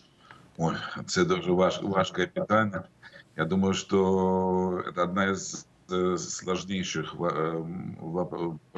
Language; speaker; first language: Ukrainian; non-native, learner; Russian